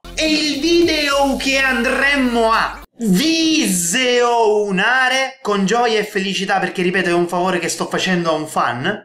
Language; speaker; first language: Italian; native; Italian